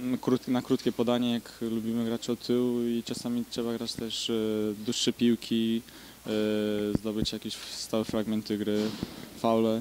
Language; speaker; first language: Polish; early bilingual, heritage; Polish